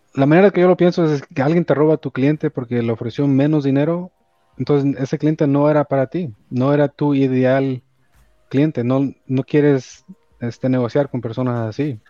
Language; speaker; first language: Spanish; early bilingual, heritage; Spanish